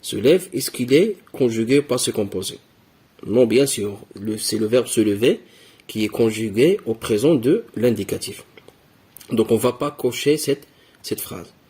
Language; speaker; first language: French; non-native, local second language; Arabic